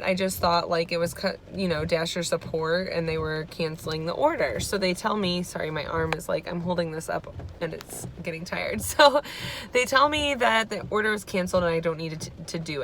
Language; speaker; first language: English; native; English